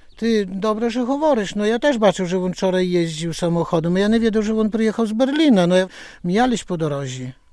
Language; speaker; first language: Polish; non-native, local second language; Belarusian